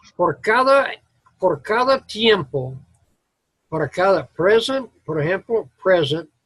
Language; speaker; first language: Spanish; non-native, fluent; English